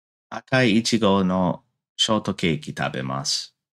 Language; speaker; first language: Japanese; non-native, learner; English